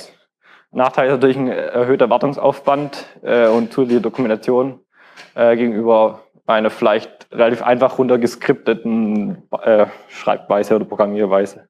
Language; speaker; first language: German; native; German